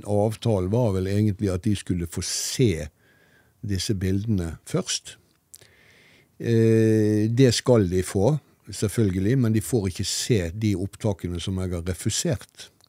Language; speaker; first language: Norwegian; native; Norwegian